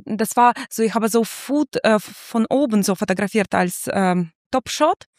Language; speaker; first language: German; non-native, fluent; Russian